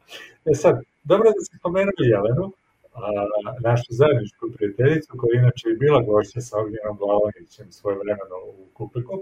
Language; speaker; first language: Serbian; native; Serbian